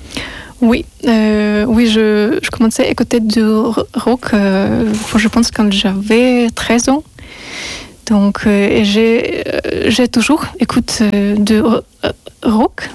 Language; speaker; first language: French; non-native, learner; Russian